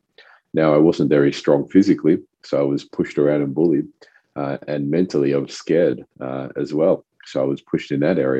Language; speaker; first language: English; non-native, local second language; French